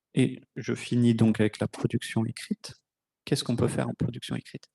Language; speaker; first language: French; native; French